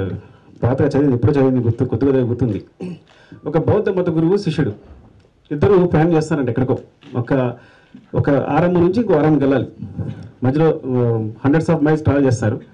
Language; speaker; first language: Telugu; native; Telugu